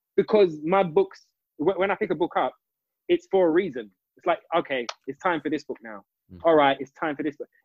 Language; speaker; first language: English; native; English